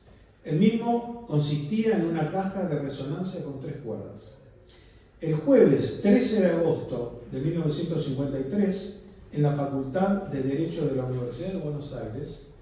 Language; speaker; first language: Spanish; native; Spanish